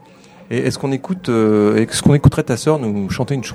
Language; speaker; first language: French; native; French